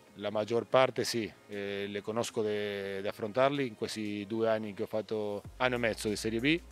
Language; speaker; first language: Italian; non-native, fluent; Spanish